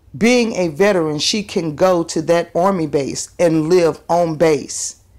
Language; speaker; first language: English; native; English